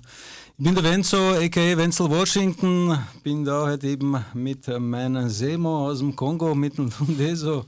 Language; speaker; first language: German; native; German